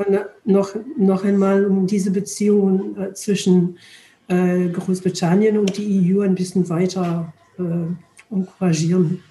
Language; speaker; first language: German; non-native, learner; English